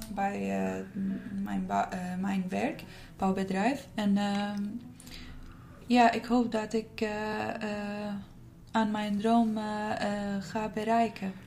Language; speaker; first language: Dutch; non-native, learner; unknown